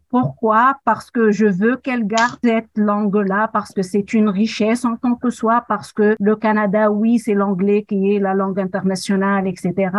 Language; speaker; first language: French; non-native, local second language; Arabic